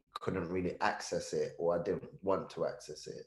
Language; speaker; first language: English; early bilingual, other home language; Hausa